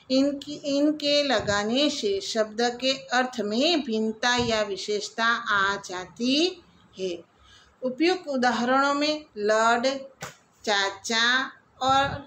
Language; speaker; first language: Hindi; non-native, local second language; Gujarati